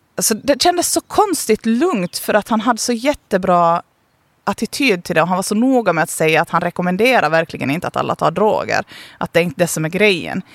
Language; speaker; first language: Swedish; native; Swedish